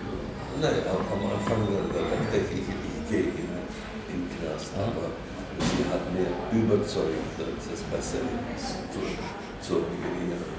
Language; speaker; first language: German; non-native, learner; Czech